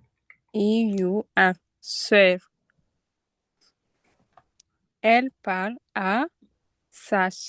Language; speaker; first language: French; non-native, learner; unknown